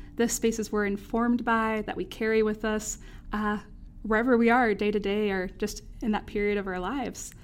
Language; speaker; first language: English; native; English